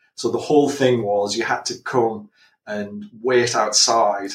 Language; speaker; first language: English; native; English